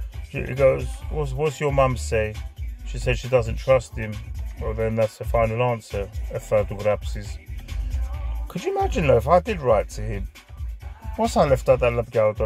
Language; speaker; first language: English; early bilingual, other home language; Greek